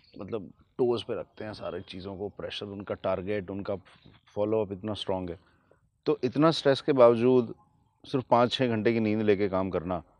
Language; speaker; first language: Hindi; native; Hindi